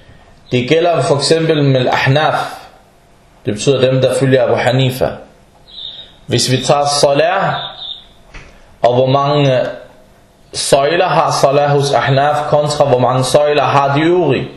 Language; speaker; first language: Danish; non-native, fluent; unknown